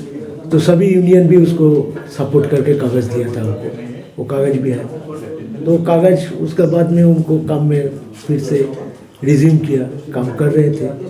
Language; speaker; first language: Hindi; non-native, local second language; Bangla